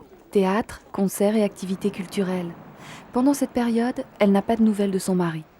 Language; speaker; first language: French; native; French